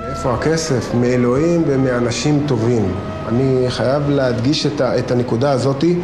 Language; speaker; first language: Hebrew; non-native, local second language; Arabic